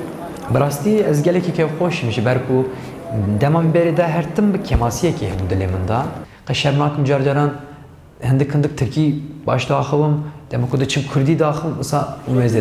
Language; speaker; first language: Kurdish; non-native, local second language; Turkish